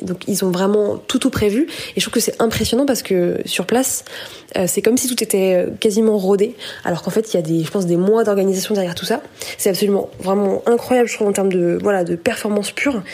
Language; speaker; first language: French; native; French